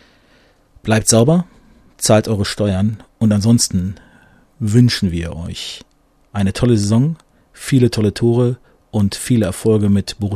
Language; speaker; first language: German; native; German